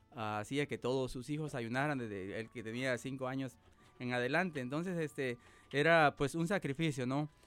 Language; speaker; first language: Spanish; native; Spanish